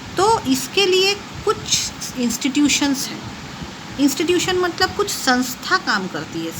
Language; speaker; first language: Hindi; non-native, local second language; Marathi